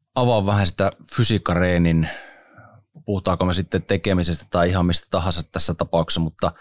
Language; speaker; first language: Finnish; native; Finnish